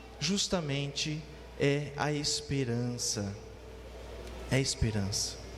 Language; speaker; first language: Portuguese; native; Portuguese